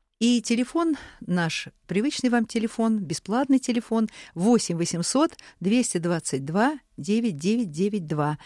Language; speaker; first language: Russian; native; Russian